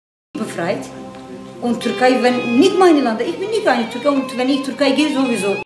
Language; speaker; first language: Dutch; non-native, learner; Kurdish